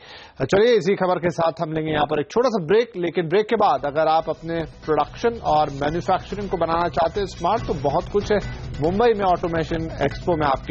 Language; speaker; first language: Hindi; native; Hindi